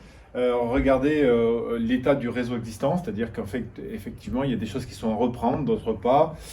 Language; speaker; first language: French; native; French